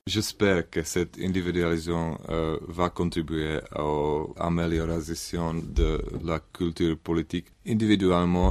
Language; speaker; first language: French; non-native, learner; Czech